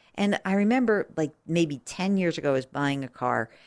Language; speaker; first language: English; native; English